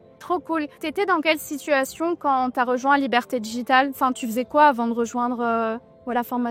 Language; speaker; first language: French; native; French